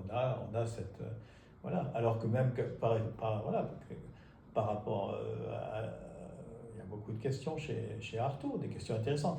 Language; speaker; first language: French; native; French